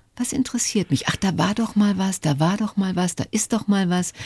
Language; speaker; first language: German; native; German